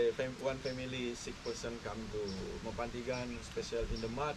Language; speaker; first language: English; non-native, learner; Indonesian